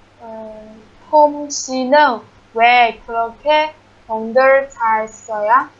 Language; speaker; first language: Korean; non-native, learner; Chinese